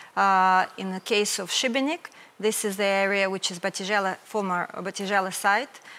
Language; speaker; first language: English; non-native, fluent; Ukrainian